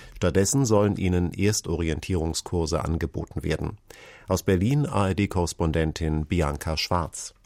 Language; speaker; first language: German; native; German